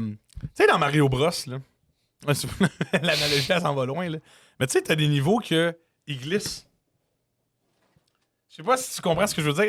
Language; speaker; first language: French; native; French